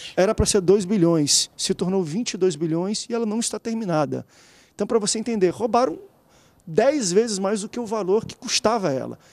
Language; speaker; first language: Portuguese; native; Portuguese